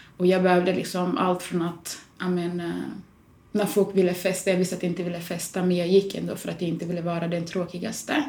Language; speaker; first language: Swedish; early bilingual, other home language; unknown